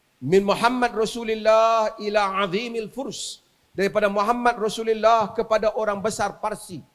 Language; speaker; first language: Malay; native; Malay